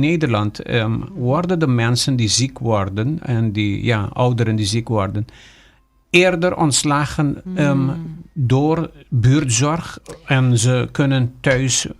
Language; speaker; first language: Dutch; non-native, local second language; Papiamento